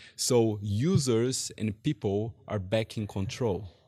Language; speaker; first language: English; non-native, fluent; Portuguese